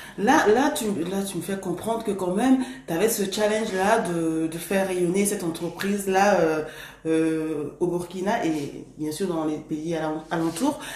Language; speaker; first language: French; native; French